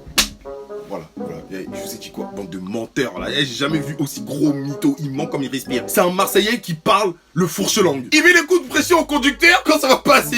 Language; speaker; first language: French; native; French